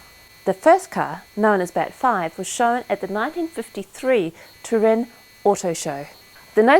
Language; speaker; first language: English; native; English